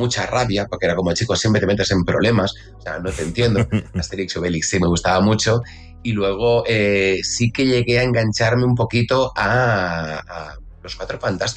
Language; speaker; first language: Spanish; native; Spanish